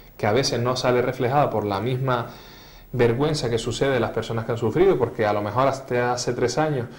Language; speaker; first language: Spanish; native; Spanish